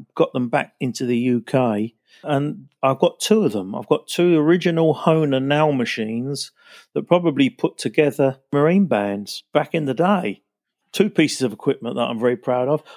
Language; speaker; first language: English; native; English